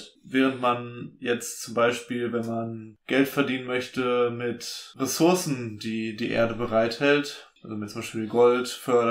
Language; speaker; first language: German; native; German